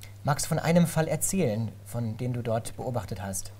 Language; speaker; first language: German; native; German